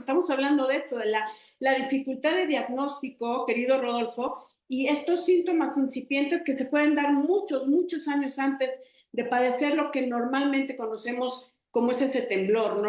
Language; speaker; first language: Spanish; native; Spanish